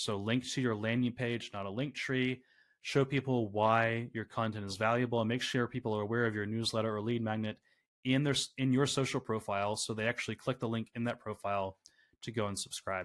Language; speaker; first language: English; native; English